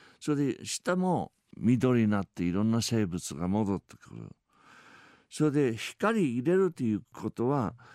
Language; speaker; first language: Japanese; non-native, fluent; English